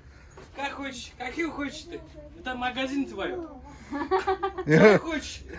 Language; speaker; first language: Russian; non-native, learner; Turkish